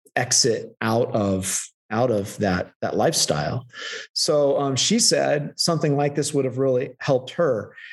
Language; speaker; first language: English; native; English